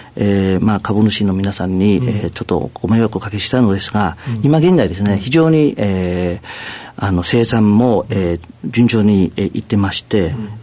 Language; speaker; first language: Japanese; non-native, fluent; Chinese